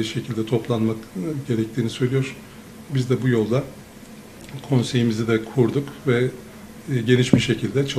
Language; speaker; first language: Turkish; native; Turkish